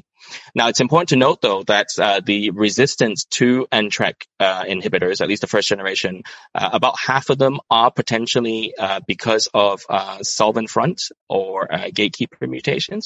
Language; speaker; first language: English; non-native, local second language; Cantonese